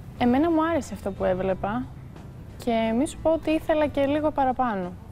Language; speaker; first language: Greek; early bilingual, heritage; Greek